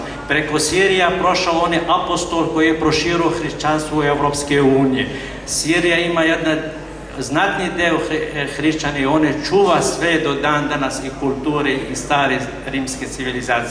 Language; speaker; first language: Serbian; non-native, fluent; Arabic